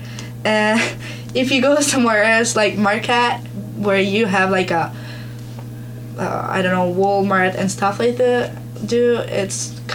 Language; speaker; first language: English; non-native, learner; Italian